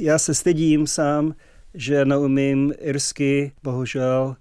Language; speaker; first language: Czech; non-native, fluent; English